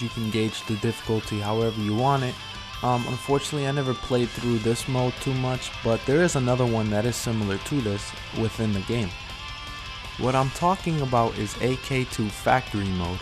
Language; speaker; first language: English; native; English